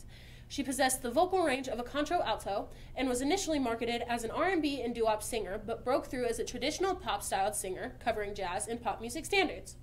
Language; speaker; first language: English; native; English